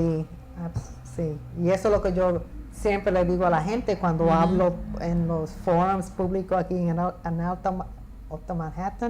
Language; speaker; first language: Spanish; early bilingual, heritage; Spanish